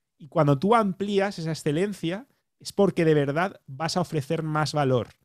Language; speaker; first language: Spanish; native; Spanish